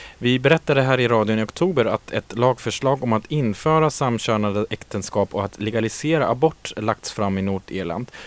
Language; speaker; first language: Swedish; native; Swedish